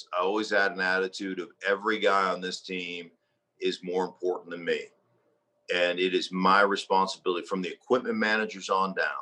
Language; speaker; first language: English; native; English